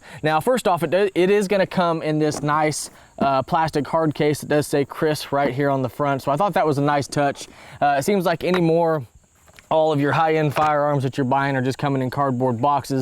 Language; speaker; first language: English; native; English